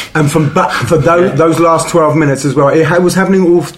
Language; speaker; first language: English; native; English